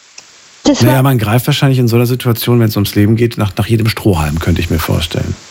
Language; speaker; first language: German; native; German